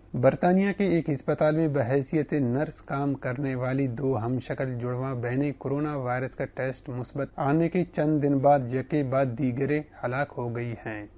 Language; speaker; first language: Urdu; non-native, local second language; Baluchi